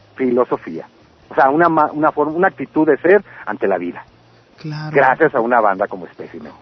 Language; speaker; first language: Spanish; native; Spanish